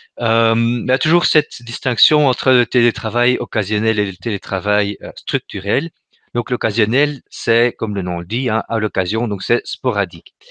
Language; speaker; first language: French; native; French